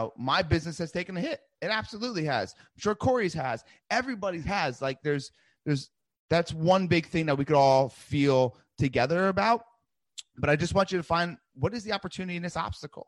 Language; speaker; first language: English; native; English